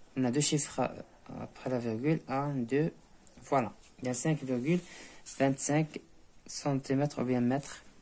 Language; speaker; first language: French; non-native, local second language; Arabic